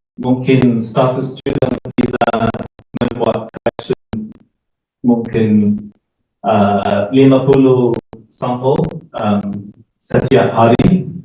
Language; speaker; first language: Indonesian; non-native, learner; English